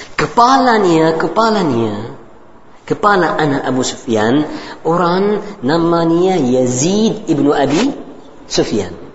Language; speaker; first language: Indonesian; non-native, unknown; Arabic